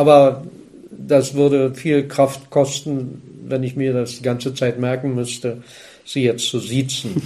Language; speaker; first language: German; native; German